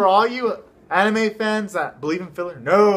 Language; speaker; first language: English; native; English